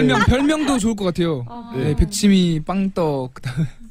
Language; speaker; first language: Korean; native; Korean